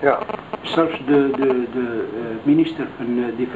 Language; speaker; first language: Dutch; non-native, learner; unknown